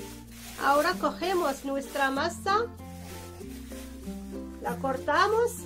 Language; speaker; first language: Spanish; non-native, fluent; Arabic